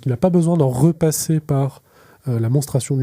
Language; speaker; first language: French; native; French